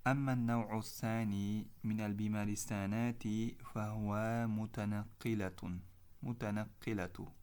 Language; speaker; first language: Arabic; non-native, fluent; Uzbek